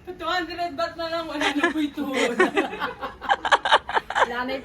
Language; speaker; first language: Filipino; native; Filipino